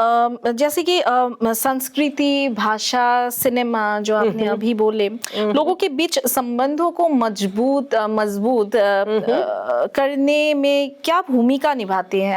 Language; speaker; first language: Hindi; native; Hindi